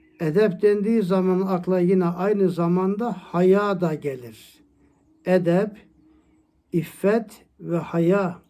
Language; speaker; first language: Turkish; native; Turkish